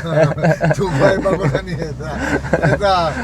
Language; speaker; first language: Russian; non-native, learner; Georgian